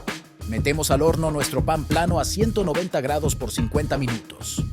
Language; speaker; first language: Spanish; native; Spanish